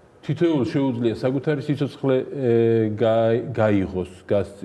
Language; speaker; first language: Georgian; native; Georgian